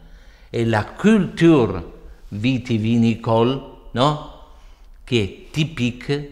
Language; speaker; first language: French; non-native, fluent; Italian